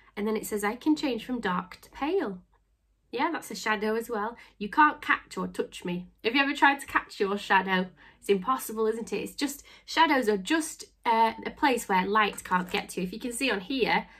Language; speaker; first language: English; native; English